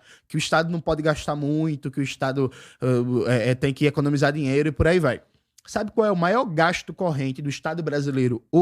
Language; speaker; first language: Portuguese; native; Portuguese